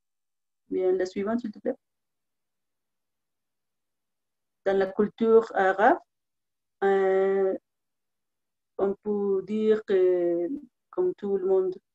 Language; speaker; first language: French; non-native, learner; Spanish